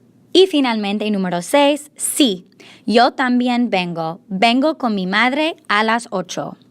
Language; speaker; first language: Spanish; non-native, fluent; English